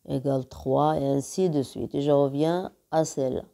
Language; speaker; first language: French; non-native, local second language; Arabic